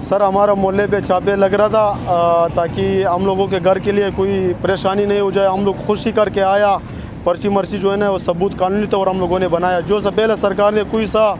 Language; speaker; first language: Urdu; early bilingual, other home language; Pashto